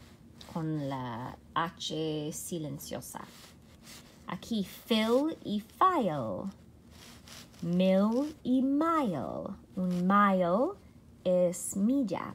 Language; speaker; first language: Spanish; non-native, fluent; English